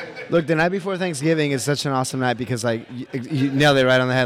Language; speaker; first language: English; early bilingual, other home language; Spanish